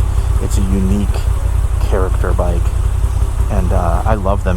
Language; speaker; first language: English; native; English